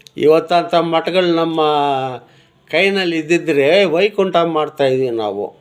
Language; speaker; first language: Kannada; non-native, local second language; Telugu